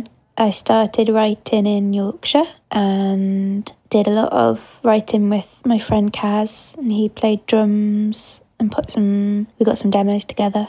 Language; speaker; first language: English; native; English